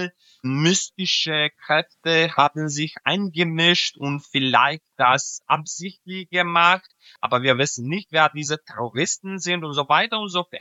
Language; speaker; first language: German; non-native, fluent; Serbian